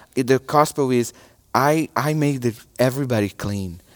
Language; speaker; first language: English; non-native, learner; Portuguese